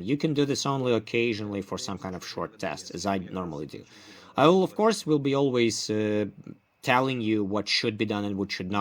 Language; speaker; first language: English; non-native, fluent; Ukrainian